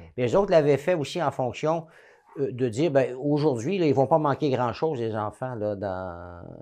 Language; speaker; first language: French; native; French